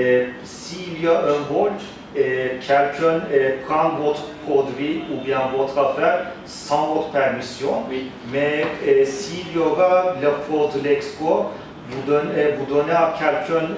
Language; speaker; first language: French; non-native, fluent; Turkish